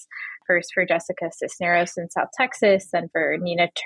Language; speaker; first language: English; native; English